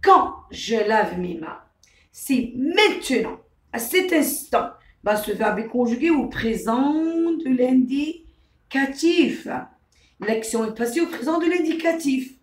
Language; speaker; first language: French; non-native, local second language; Arabic